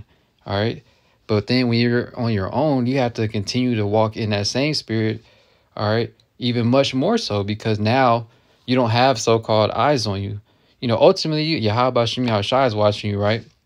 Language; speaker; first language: English; native; English